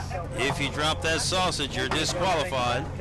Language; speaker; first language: English; native; English